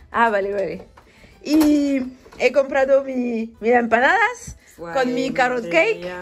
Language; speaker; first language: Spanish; non-native, fluent; French